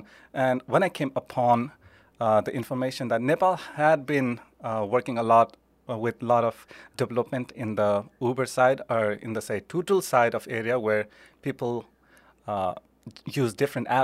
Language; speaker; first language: English; non-native, local second language; Nepali